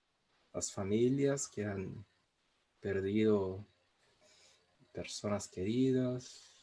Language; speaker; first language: Spanish; non-native, fluent; Portuguese